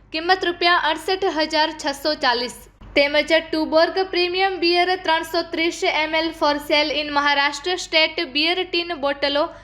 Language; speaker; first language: Gujarati; native; Gujarati